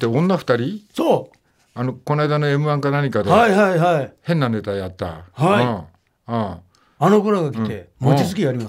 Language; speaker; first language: Japanese; native; Japanese